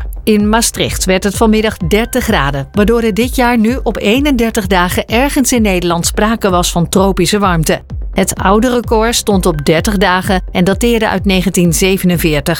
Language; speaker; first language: Dutch; native; Dutch